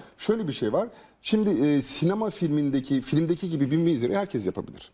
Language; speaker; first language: Turkish; early bilingual, heritage; Turkish